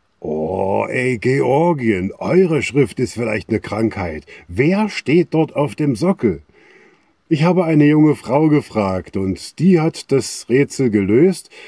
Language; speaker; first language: German; native; German